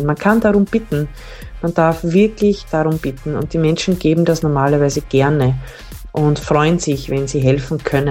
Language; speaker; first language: German; native; German